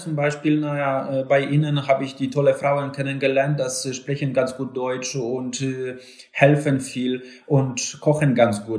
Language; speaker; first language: German; non-native, learner; Polish